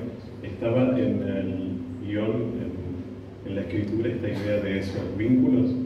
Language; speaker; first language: Spanish; native; Spanish